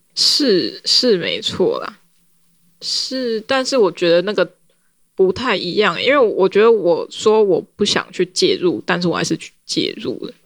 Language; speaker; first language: Chinese; native; Chinese